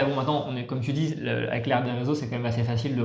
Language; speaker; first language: French; native; French